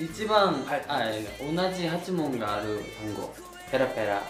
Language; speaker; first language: Japanese; non-native, learner; Korean